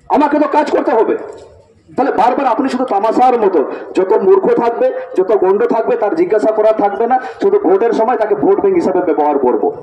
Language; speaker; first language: Bangla; non-native, local second language; Santali